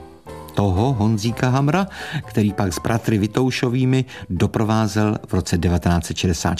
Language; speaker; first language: Czech; native; Czech